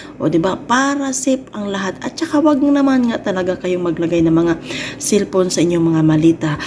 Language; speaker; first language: Filipino; non-native, local second language; Cebuano